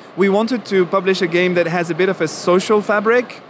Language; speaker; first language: English; non-native, fluent; Arabic